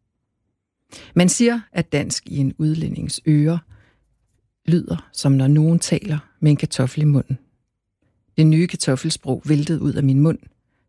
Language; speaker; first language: Danish; non-native, local second language; Korean